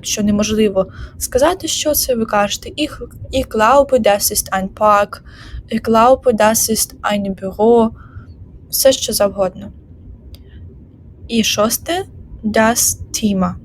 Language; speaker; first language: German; non-native, fluent; Ukrainian